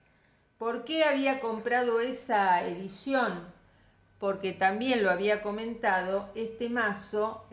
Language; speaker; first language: Spanish; native; Spanish